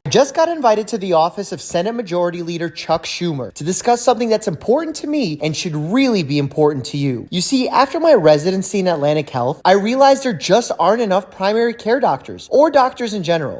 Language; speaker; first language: English; native; English